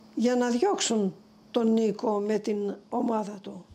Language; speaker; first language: Greek; native; Greek